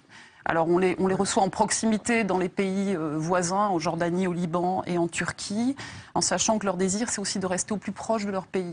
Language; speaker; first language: French; native; French